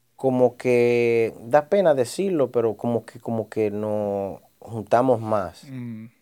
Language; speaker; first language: Spanish; early bilingual, heritage; Spanish